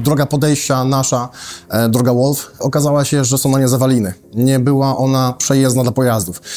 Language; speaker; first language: Polish; native; Polish